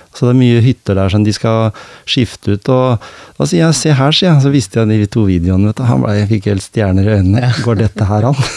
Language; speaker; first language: Norwegian; native; Norwegian